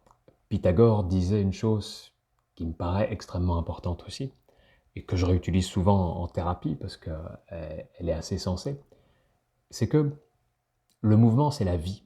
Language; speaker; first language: French; native; French